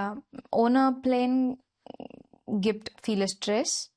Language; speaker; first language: German; non-native, learner; Marathi